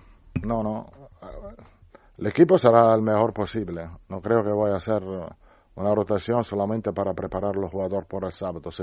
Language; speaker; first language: Spanish; non-native, fluent; Italian